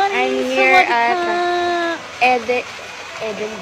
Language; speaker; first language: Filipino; non-native, local second language; Cebuano